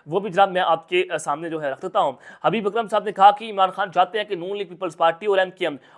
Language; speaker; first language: Urdu; non-native, local second language; Punjabi